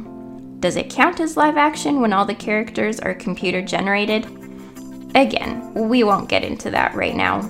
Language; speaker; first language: English; native; English